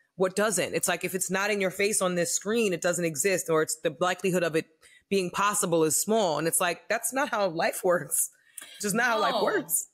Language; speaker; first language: English; native; English